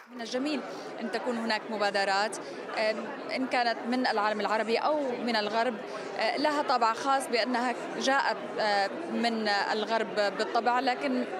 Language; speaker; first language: Arabic; native; Arabic